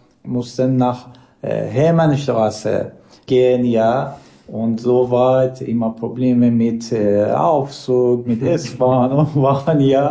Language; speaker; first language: German; non-native, learner; Persian